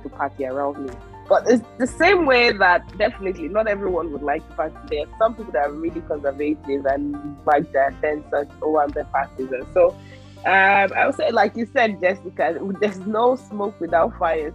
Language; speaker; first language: English; non-native, local second language; Yoruba